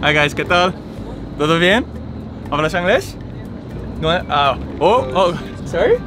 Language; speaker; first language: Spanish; non-native, learner; English